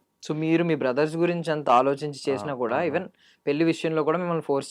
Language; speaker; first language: Telugu; native; Telugu